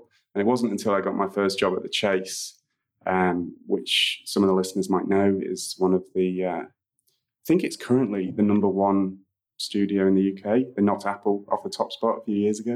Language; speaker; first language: English; native; English